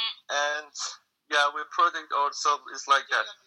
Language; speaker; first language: English; non-native, learner; Kurdish